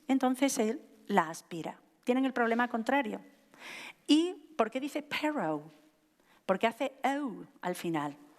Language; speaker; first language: Spanish; native; Spanish